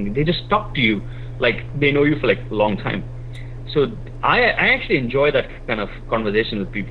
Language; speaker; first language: English; non-native, local second language; Malayalam